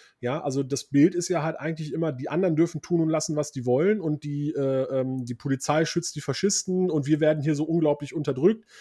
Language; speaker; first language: German; early bilingual, other home language; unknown